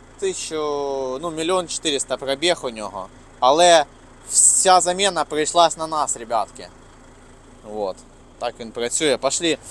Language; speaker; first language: Ukrainian; non-native, local second language; Russian